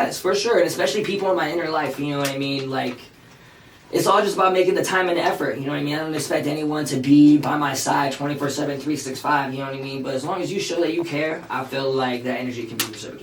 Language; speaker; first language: English; early bilingual, other home language; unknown